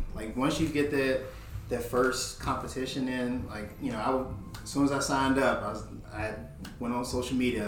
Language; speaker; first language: English; native; English